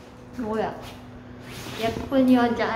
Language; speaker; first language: Korean; non-native, learner; Filipino